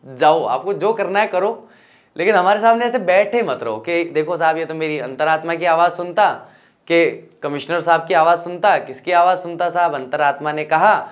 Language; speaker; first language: Hindi; native; Hindi